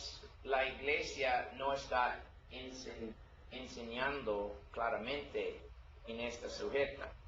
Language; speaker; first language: Spanish; non-native, learner; English